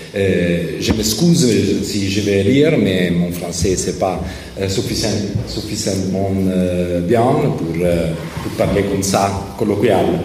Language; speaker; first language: French; non-native, learner; Italian